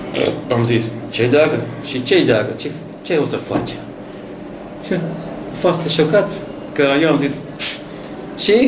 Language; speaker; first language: Romanian; non-native, learner; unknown